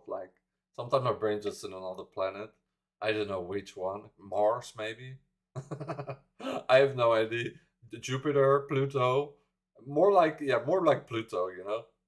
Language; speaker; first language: English; non-native, fluent; Dutch